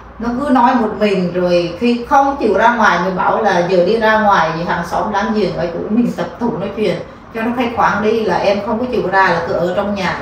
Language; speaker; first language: Vietnamese; non-native, local second language; Eastern Cham